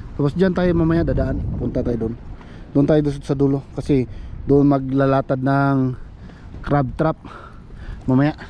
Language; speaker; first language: Filipino; non-native, local second language; Cebuano